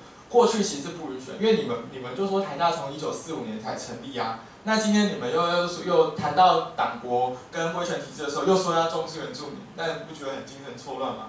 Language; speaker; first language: Chinese; native; Chinese